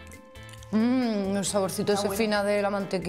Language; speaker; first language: Spanish; native; Spanish